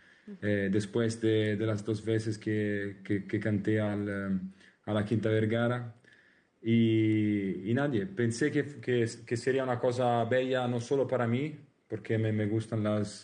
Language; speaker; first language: Spanish; non-native, learner; Italian